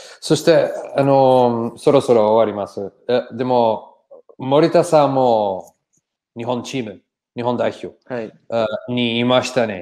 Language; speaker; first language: Japanese; non-native, learner; Portuguese